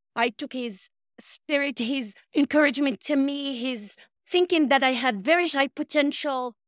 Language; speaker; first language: English; non-native, fluent; Arabic